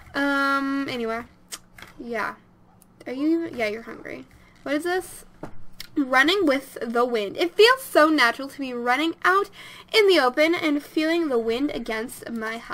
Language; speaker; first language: English; native; English